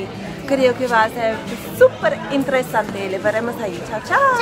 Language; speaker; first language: Spanish; non-native, learner; English